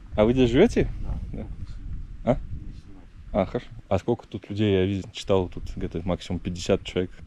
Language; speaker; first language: Russian; non-native, learner; English